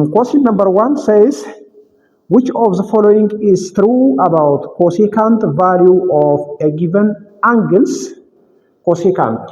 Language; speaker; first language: English; non-native, local second language; Amharic